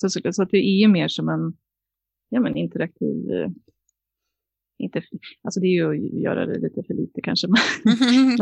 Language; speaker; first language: Swedish; native; Swedish